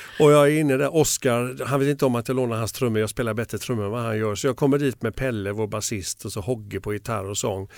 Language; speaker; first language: Swedish; native; Swedish